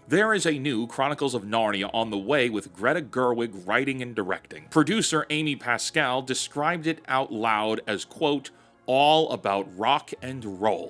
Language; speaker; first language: English; native; English